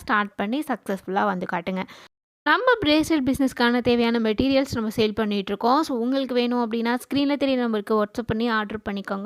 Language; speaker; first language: Tamil; native; Tamil